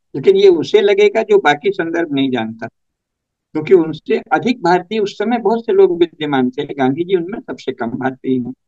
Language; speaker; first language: Hindi; native; Hindi